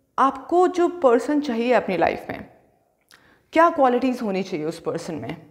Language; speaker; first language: Hindi; native; Hindi